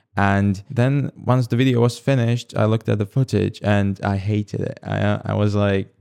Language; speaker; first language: English; non-native, fluent; Slovak